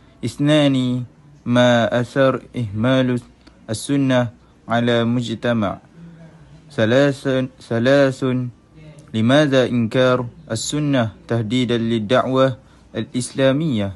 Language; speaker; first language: Arabic; non-native, learner; Malay